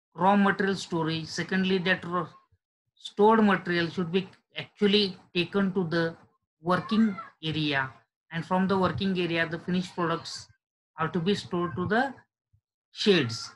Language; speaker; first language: English; non-native, local second language; Marathi